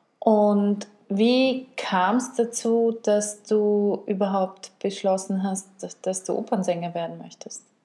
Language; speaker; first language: German; native; German